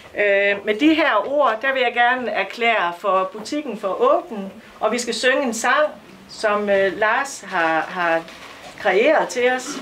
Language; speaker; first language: Danish; native; Danish